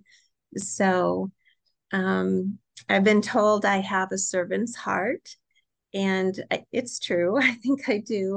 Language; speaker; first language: English; native; English